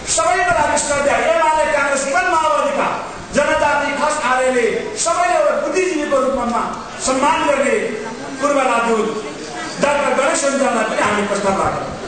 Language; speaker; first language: Nepali; non-native, local second language; Sherpa